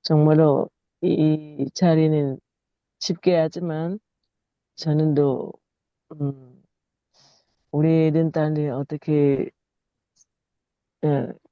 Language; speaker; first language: Korean; non-native, learner; Thai